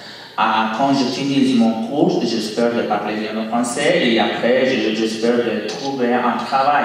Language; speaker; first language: French; non-native, learner; Spanish